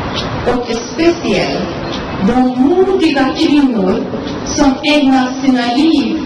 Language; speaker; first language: Swedish; non-native, fluent; Persian